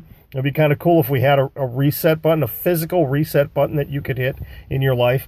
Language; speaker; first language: English; native; English